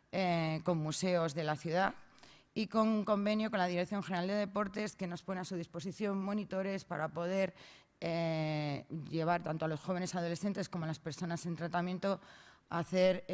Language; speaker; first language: Spanish; native; Spanish